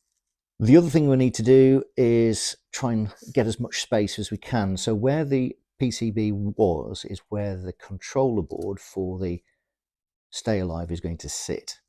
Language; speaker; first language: English; native; English